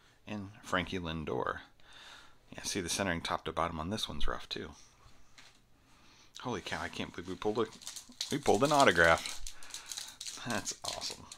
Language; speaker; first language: English; native; English